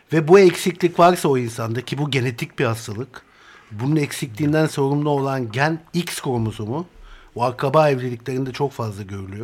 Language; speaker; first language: Turkish; native; Turkish